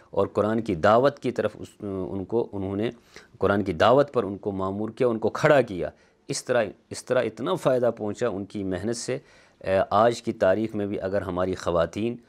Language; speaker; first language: Urdu; native; Urdu